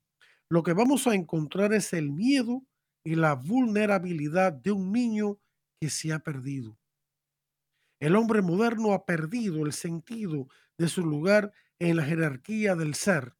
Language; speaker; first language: Spanish; native; Spanish